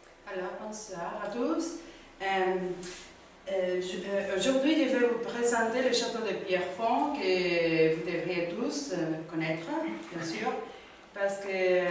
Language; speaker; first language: French; non-native, learner; Spanish